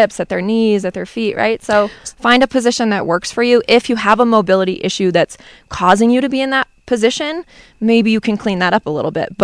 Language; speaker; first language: English; native; English